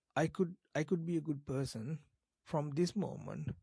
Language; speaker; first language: English; non-native, local second language; Sinhala